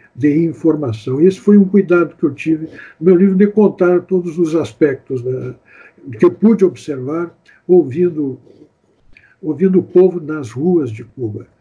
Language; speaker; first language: Portuguese; native; Portuguese